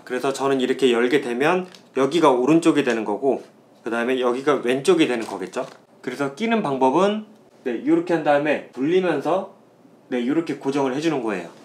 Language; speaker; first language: Korean; native; Korean